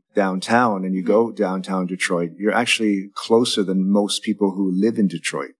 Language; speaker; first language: English; native; English